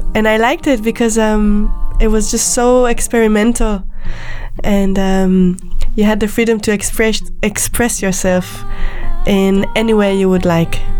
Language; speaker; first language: English; non-native, fluent; Hebrew